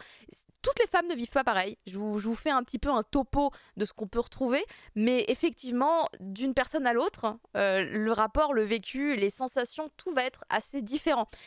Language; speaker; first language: French; native; French